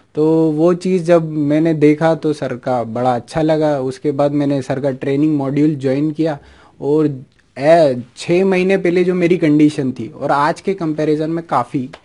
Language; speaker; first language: Hindi; native; Hindi